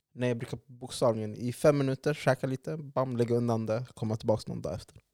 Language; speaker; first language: Swedish; early bilingual, other home language; Arabic